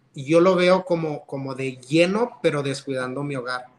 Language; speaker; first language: Spanish; early bilingual, heritage; Spanish